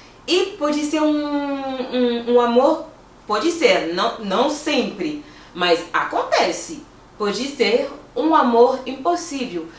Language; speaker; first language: Portuguese; non-native, fluent; French